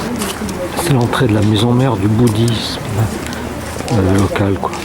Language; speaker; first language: French; native; French